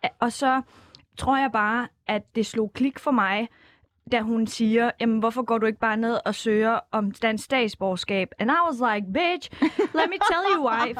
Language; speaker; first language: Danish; early bilingual, other home language; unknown